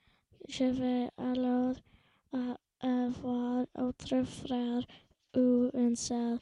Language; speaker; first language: French; early bilingual, other home language; English